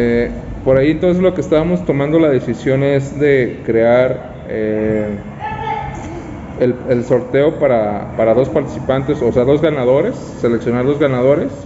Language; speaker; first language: Spanish; native; Spanish